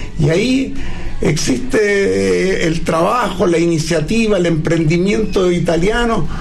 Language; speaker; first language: Spanish; native; Spanish